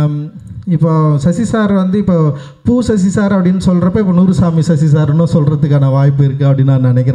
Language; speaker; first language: Tamil; native; Tamil